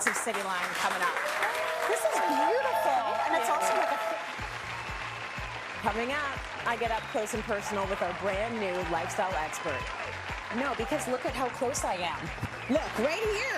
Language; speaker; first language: English; native; English